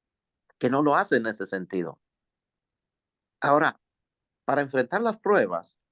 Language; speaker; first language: Spanish; native; Spanish